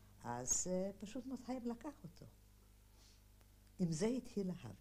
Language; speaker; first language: Hebrew; non-native, fluent; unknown